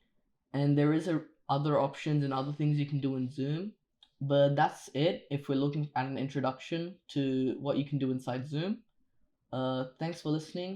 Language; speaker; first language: English; native; English